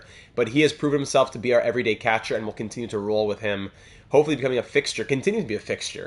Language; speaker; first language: English; native; English